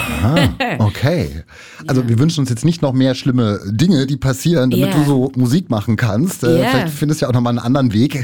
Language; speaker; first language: German; native; German